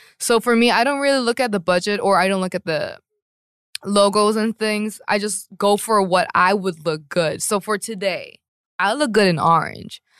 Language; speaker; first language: English; non-native, fluent; Korean